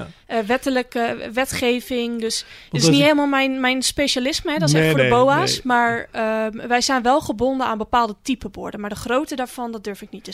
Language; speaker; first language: Dutch; native; Dutch